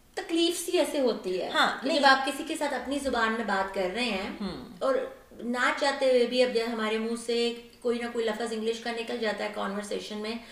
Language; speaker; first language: Urdu; native; Urdu